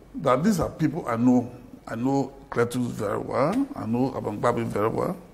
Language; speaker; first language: English; non-native, local second language; Ga